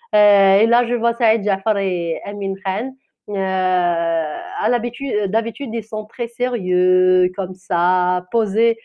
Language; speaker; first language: French; non-native, local second language; Kabyle